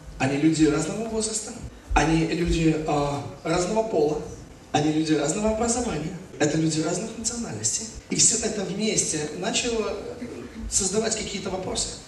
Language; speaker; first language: Russian; native; Russian